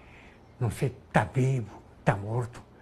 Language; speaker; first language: Portuguese; non-native, learner; Korean